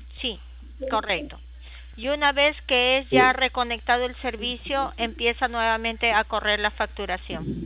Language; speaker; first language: Spanish; native; Spanish